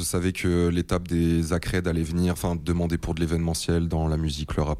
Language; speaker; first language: French; native; French